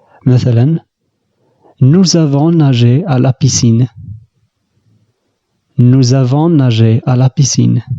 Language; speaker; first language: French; non-native, fluent; Arabic